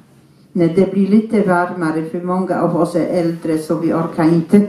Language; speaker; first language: Swedish; non-native, fluent; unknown